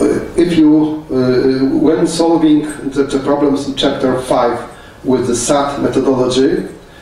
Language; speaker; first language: English; non-native, fluent; Polish